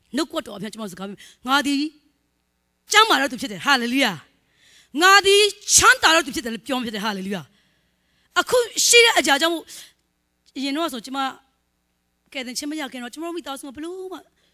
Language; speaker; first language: Burmese; non-native, local second language; Kachin